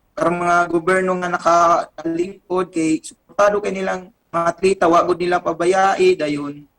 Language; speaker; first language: Cebuano; native; Cebuano